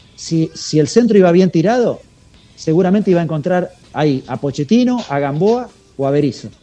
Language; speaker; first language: Spanish; native; Spanish